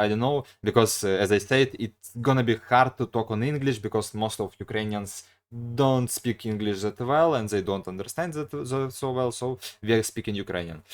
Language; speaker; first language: English; non-native, learner; Ukrainian